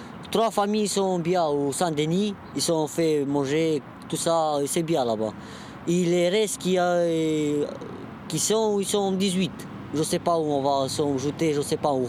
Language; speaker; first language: French; non-native, learner; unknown